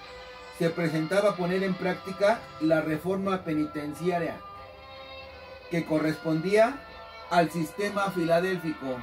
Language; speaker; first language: Spanish; native; Spanish